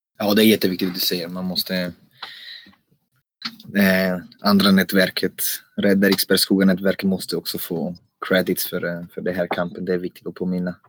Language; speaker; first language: Swedish; non-native, fluent; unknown